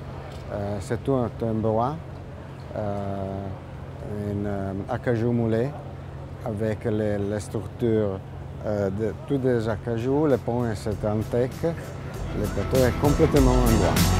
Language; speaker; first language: French; non-native, learner; Italian